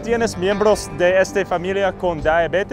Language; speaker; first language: Spanish; non-native, learner; English